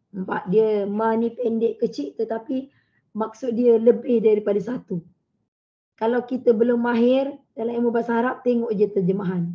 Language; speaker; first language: Malay; native; Malay